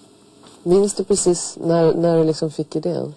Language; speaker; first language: Swedish; native; Swedish